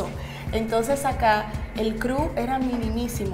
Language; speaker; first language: Spanish; native; Spanish